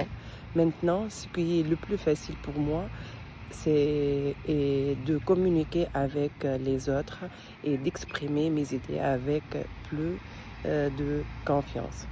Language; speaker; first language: French; non-native, local second language; Arabic